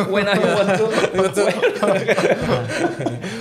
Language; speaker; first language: English; non-native, learner; Indonesian